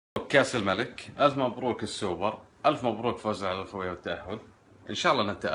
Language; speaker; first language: Arabic; native; Arabic